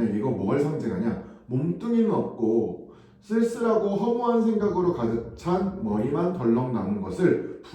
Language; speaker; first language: Korean; native; Korean